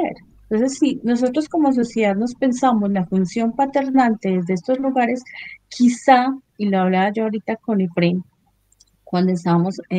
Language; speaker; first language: Spanish; native; Spanish